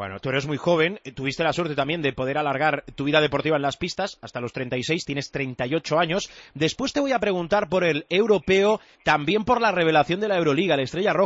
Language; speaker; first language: Spanish; native; Spanish